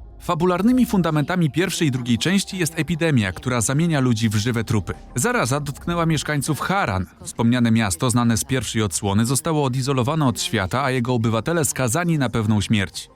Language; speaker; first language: Polish; native; Polish